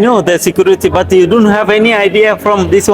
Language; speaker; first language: English; non-native, learner; Bangla